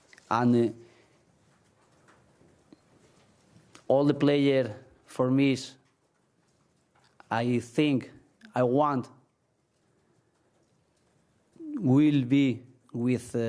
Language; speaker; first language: English; non-native, learner; Spanish